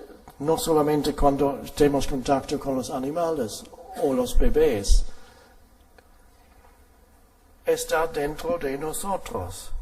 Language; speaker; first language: Spanish; non-native, fluent; German